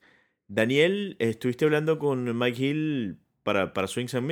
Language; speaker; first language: Spanish; native; Spanish